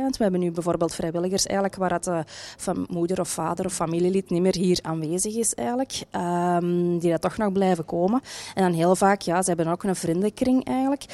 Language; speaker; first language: Dutch; native; Dutch